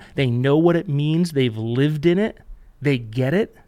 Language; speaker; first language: English; native; English